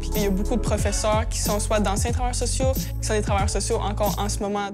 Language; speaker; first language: French; native; French